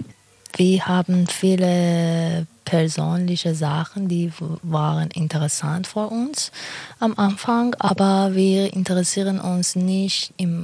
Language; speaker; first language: German; non-native, fluent; Persian